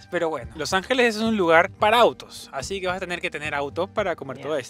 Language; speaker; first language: Spanish; native; Spanish